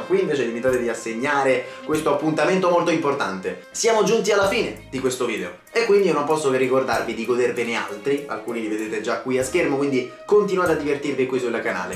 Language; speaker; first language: Italian; native; Italian